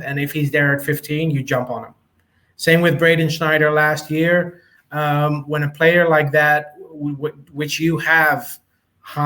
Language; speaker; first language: English; native; English